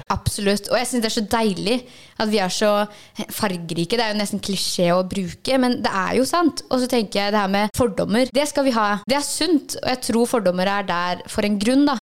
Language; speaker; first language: Norwegian; early bilingual, other home language; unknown